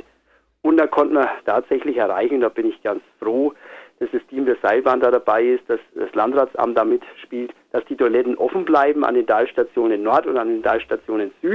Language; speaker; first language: German; native; German